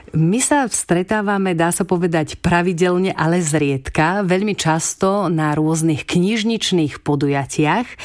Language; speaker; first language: Slovak; native; Slovak